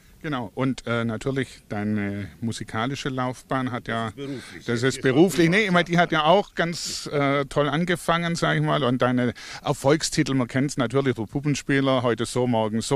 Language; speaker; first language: German; native; German